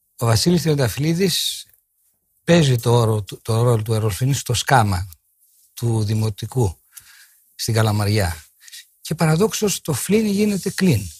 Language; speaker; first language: Greek; native; Greek